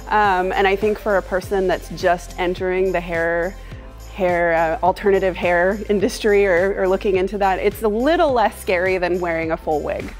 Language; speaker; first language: English; native; English